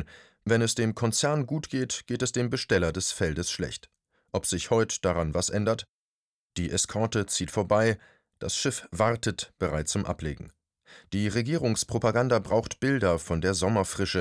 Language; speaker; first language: German; native; German